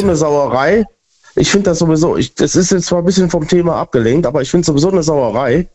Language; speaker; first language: German; native; German